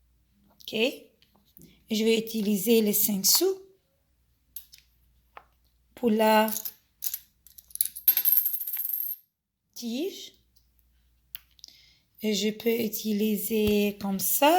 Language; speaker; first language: French; non-native, fluent; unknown